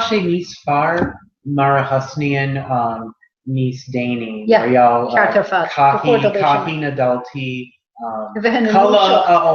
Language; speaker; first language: Irish; non-native, learner; English